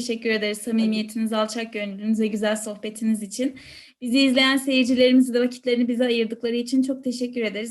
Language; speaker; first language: Turkish; native; Turkish